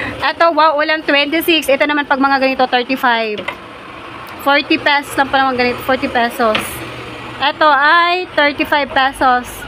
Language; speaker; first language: Filipino; non-native, local second language; Cebuano